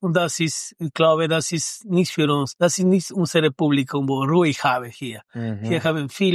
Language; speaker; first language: German; non-native, learner; Spanish